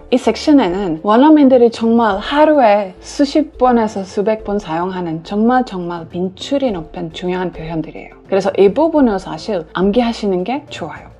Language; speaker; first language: Korean; non-native, fluent; English